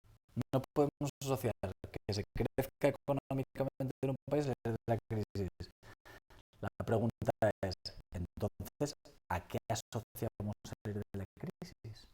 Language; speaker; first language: Spanish; native; Spanish